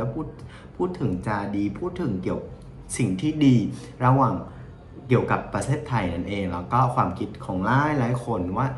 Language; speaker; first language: Thai; non-native, fluent; Vietnamese